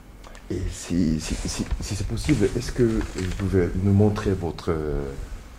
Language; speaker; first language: French; non-native, fluent; Japanese